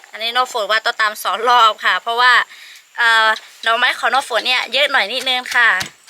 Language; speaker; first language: Thai; non-native, local second language; Lahu